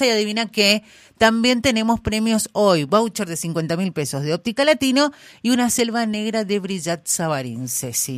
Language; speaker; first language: Spanish; native; Spanish